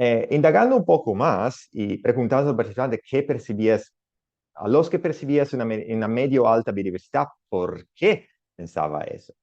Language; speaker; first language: Spanish; non-native, learner; Italian